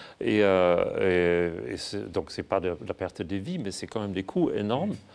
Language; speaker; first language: French; non-native, fluent; German